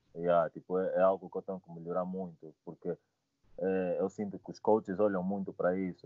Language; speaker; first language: Portuguese; native; Portuguese